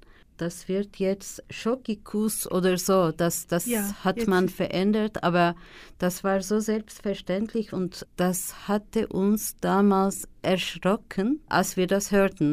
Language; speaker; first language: German; non-native, fluent; Turkish